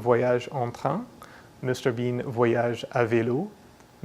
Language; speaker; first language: French; non-native, fluent; English